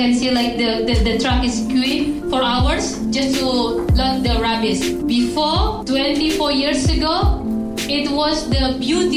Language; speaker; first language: English; non-native, learner; Indonesian